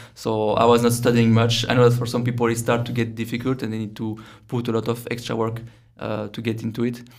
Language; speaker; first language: English; non-native, fluent; French